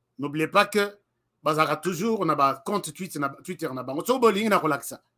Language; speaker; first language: French; non-native, local second language; Lingala